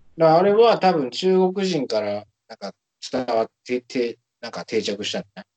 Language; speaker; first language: Japanese; native; Japanese